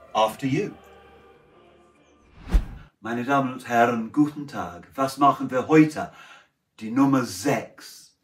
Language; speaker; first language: German; non-native, fluent; English